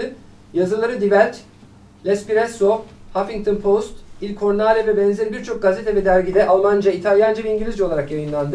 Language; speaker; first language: Turkish; native; Turkish